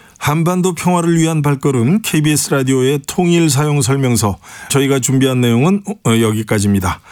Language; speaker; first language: Korean; native; Korean